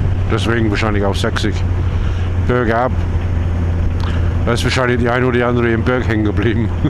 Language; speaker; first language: German; non-native, fluent; English